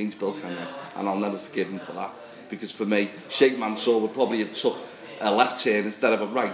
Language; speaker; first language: English; native; English